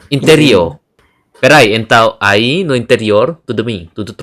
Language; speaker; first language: Portuguese; non-native, fluent; Indonesian